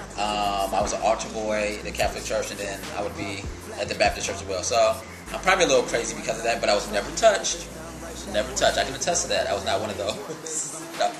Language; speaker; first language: English; native; English